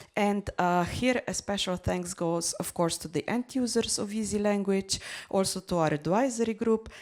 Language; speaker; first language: English; non-native, fluent; Slovenian